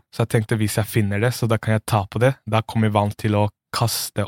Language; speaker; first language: Norwegian; early bilingual, other home language; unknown